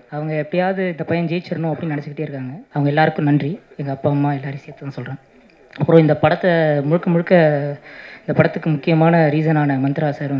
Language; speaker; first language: Tamil; native; Tamil